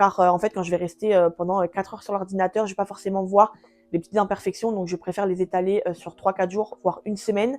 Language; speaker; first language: French; early bilingual, other home language; Portuguese